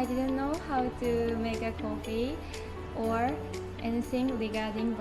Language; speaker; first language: English; non-native, learner; Japanese